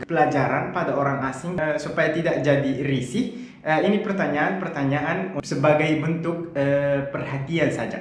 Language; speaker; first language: Indonesian; non-native, fluent; Arabic